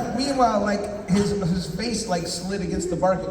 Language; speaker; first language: English; native; English